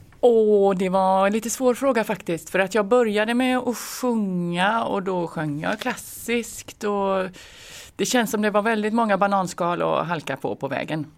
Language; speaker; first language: Swedish; native; Swedish